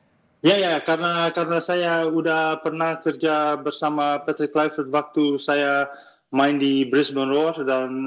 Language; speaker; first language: Indonesian; non-native, fluent; Dutch